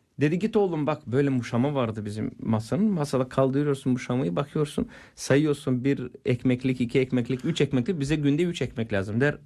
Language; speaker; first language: Turkish; non-native, fluent; Bulgarian